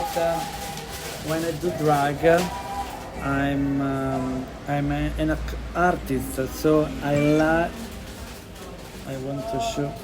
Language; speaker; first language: English; non-native, learner; Italian